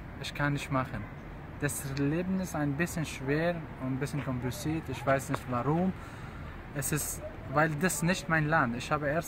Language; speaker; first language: German; non-native, learner; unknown